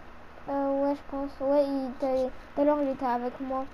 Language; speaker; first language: French; native; French